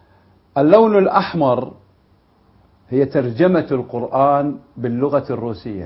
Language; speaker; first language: Arabic; native; Arabic